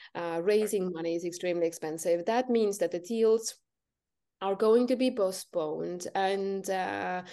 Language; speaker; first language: English; non-native, fluent; Estonian